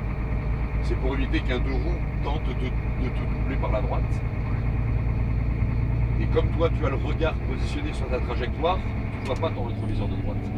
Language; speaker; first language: French; native; French